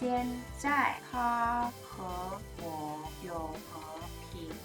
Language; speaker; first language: Chinese; non-native, learner; English